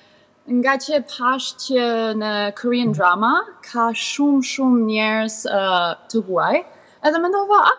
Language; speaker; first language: Albanian; early bilingual, heritage; Albanian